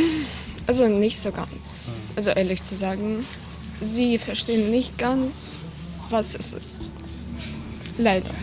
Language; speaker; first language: German; early bilingual, other home language; Ukrainian